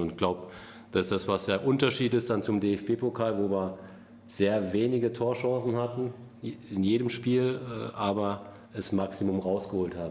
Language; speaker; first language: German; native; German